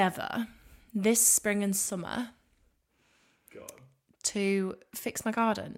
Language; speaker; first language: English; native; English